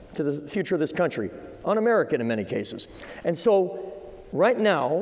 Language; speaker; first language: English; native; English